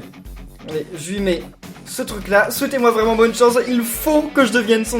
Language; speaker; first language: French; native; French